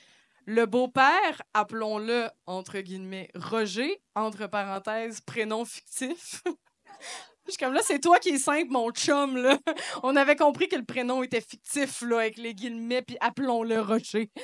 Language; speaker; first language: French; native; French